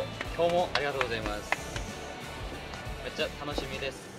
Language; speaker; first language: Japanese; non-native, learner; Korean